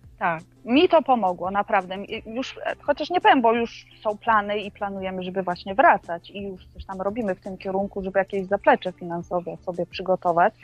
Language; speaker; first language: Polish; native; Polish